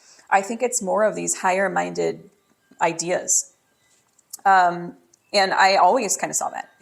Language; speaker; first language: English; native; English